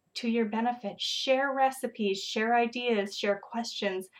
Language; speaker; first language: English; native; English